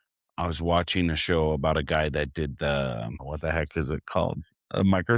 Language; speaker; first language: English; native; English